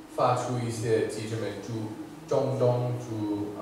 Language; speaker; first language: Chinese; non-native, fluent; English